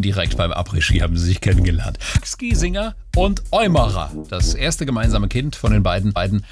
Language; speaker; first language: German; native; German